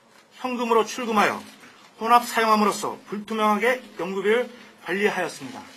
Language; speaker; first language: Korean; native; Korean